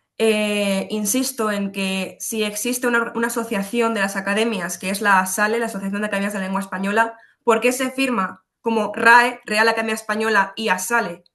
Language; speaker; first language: Spanish; early bilingual, other home language; Polish